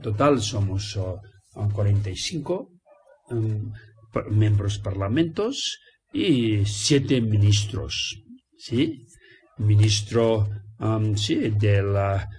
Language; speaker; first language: Spanish; non-native, learner; Tibetan